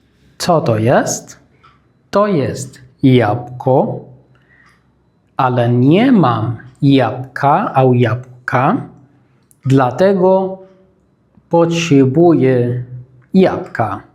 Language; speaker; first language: Polish; non-native, fluent; Arabic